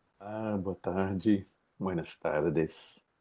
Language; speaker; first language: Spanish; non-native, learner; Portuguese